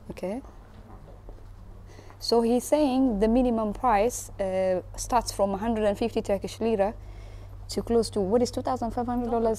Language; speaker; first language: English; non-native, fluent; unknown